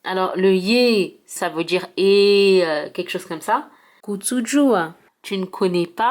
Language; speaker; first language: French; early bilingual, heritage; French